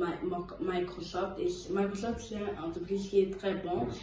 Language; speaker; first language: French; early bilingual, heritage; French